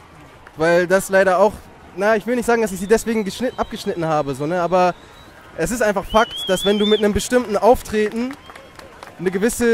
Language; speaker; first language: German; native; German